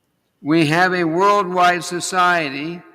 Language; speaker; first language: English; native; English